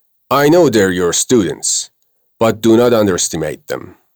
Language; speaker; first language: English; non-native, fluent; Persian